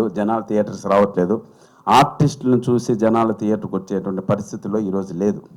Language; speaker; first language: Telugu; native; Telugu